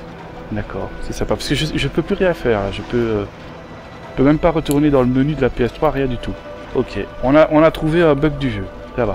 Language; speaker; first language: French; native; French